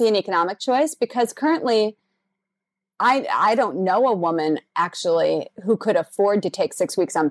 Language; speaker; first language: English; native; English